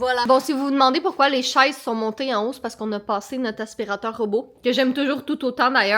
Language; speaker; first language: French; native; French